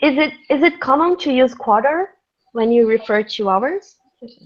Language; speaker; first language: English; non-native, learner; Portuguese